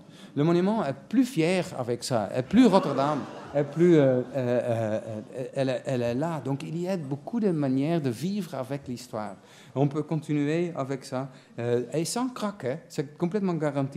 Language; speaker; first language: French; non-native, fluent; Dutch